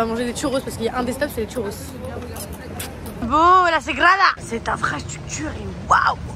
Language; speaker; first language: French; native; French